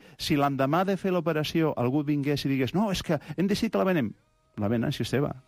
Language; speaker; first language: Catalan; non-native, local second language; Spanish